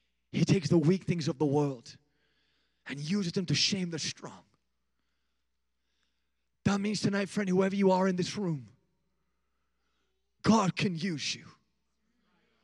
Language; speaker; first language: English; native; English